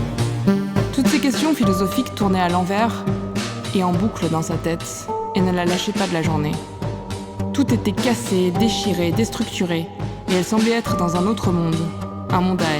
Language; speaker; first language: French; native; French